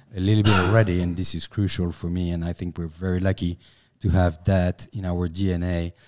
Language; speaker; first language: English; non-native, fluent; French